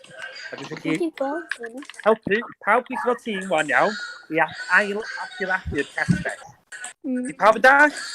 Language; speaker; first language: Welsh; native; Welsh